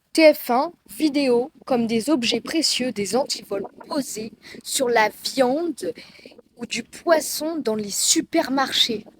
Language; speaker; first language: French; native; French